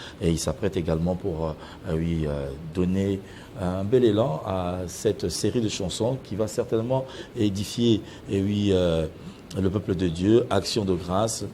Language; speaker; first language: French; non-native, local second language; Lingala